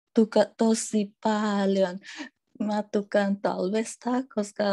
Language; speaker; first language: Finnish; non-native, learner; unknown